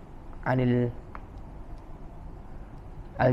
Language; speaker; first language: Arabic; non-native, fluent; Indonesian